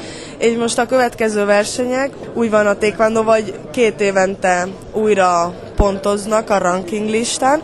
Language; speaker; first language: Hungarian; early bilingual, heritage; Hungarian